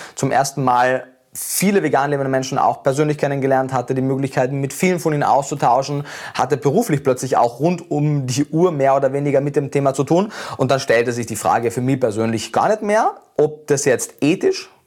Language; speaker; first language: German; native; German